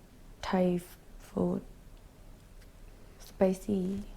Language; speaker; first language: English; non-native, learner; Thai